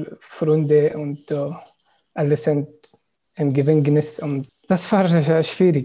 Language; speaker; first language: German; non-native, learner; Arabic